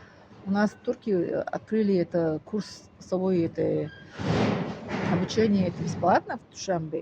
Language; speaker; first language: Russian; non-native, local second language; Tajik